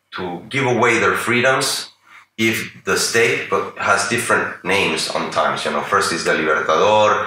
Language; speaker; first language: English; non-native, fluent; Spanish